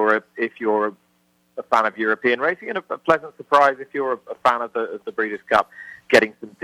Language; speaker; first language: English; native; English